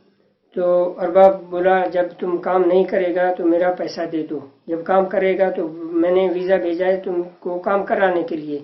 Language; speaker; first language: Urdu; non-native, local second language; Sindhi